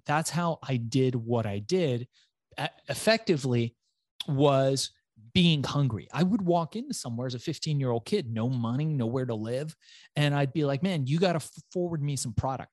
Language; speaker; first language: English; early bilingual, other home language; Persian